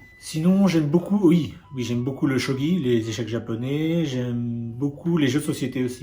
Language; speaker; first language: French; native; French